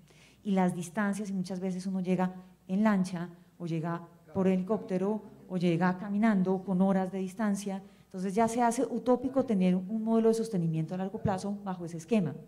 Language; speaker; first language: Spanish; native; Spanish